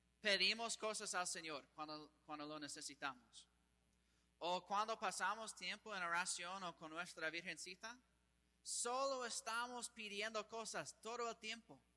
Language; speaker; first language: Spanish; non-native, fluent; English